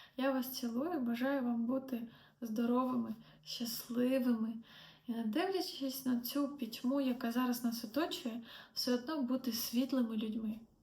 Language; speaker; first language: Ukrainian; non-native, local second language; Russian